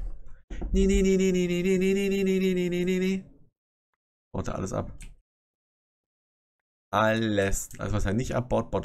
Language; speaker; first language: German; native; German